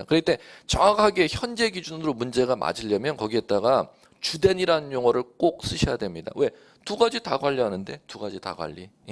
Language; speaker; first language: Korean; native; Korean